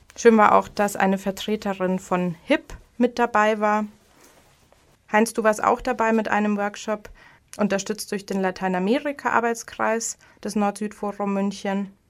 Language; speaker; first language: German; native; German